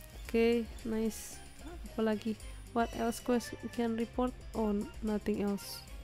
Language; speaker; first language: English; non-native, fluent; Indonesian